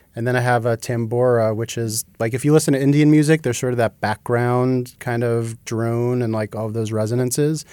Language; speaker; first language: English; native; English